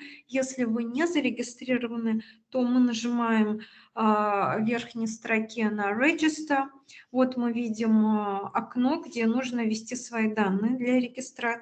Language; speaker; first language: Russian; native; Russian